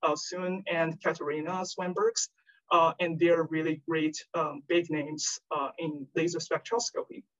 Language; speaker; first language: English; non-native, fluent; Chinese